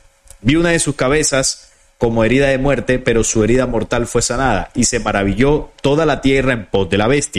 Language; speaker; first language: Spanish; native; Spanish